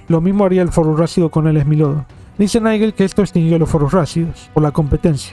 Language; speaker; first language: Spanish; native; Spanish